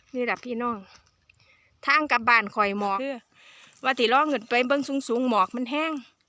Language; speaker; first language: Thai; native; Thai